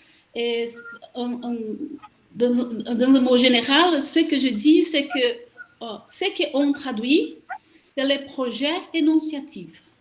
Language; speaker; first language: French; non-native, fluent; Portuguese